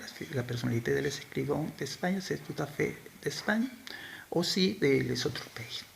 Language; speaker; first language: French; non-native, learner; Spanish